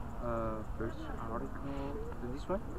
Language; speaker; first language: English; non-native, learner; Chinese